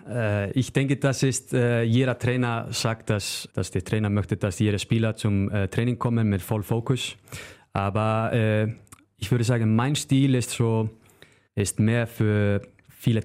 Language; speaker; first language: German; non-native, fluent; Icelandic